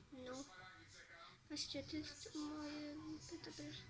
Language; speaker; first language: Polish; early bilingual, heritage; Polish